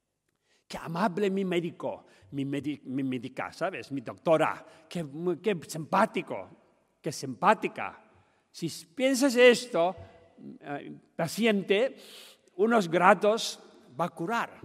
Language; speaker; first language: Spanish; non-native, learner; Tibetan